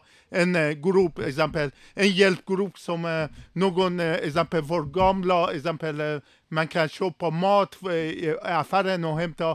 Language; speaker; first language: Swedish; non-native, learner; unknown